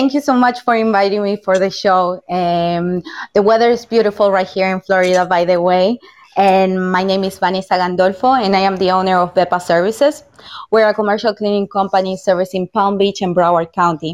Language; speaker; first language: English; non-native, fluent; Spanish